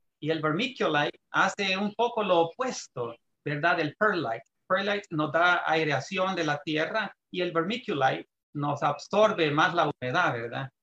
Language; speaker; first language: Spanish; native; Spanish